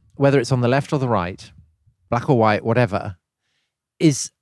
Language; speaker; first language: English; native; English